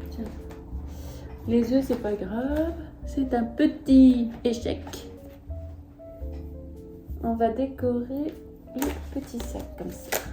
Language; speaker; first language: French; native; French